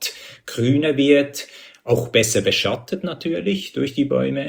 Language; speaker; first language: German; native; German